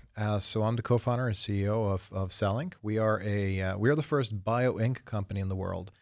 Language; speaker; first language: English; early bilingual, other home language; Swedish